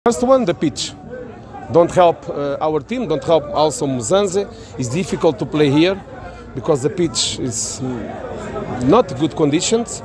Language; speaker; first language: English; non-native, learner; Portuguese